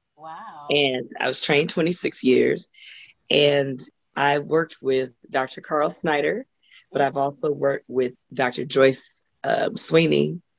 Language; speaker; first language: English; native; English